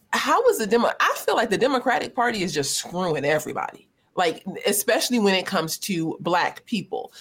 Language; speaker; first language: English; native; English